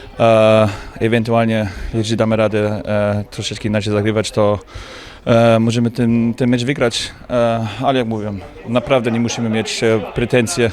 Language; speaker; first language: Polish; non-native, fluent; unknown